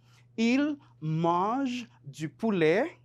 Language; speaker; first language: French; non-native, fluent; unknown